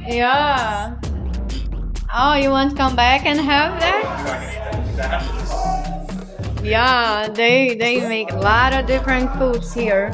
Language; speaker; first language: English; non-native, learner; Portuguese